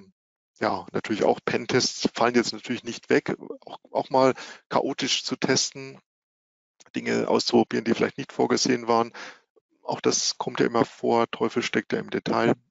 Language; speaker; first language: German; native; German